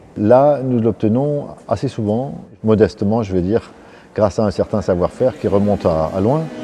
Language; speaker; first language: French; native; French